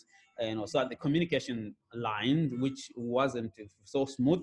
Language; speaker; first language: English; non-native, local second language; Shona